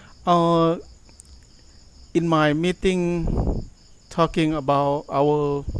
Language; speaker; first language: English; non-native, learner; Thai